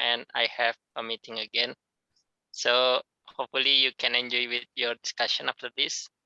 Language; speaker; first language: English; non-native, learner; Indonesian